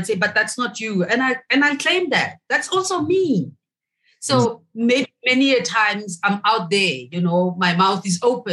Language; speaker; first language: English; non-native, local second language; Zulu